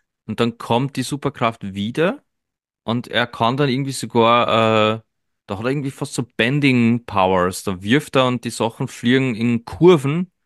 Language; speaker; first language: German; native; German